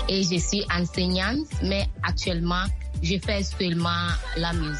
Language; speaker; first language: French; non-native, learner; Akan